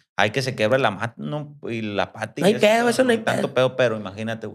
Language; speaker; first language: Spanish; native; Spanish